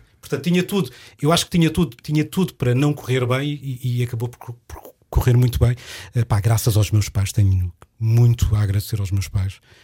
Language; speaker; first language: Portuguese; native; Portuguese